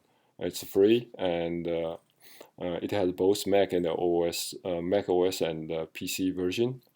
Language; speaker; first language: English; non-native, fluent; Chinese